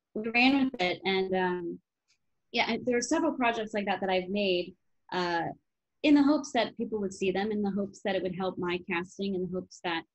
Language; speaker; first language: English; native; English